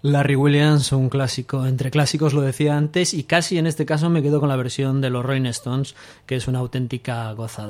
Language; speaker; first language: Spanish; native; Spanish